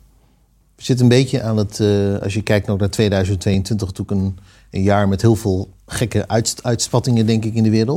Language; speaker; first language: Dutch; native; Dutch